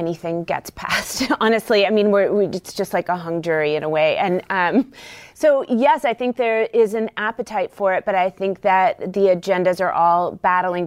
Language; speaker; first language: English; native; English